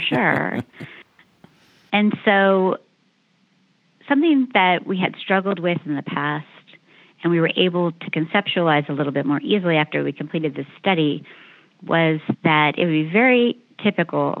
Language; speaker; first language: English; native; English